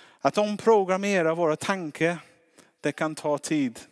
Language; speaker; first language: Swedish; non-native, fluent; English